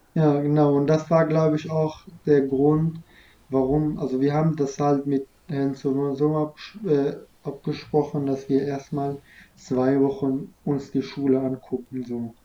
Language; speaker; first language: German; non-native, fluent; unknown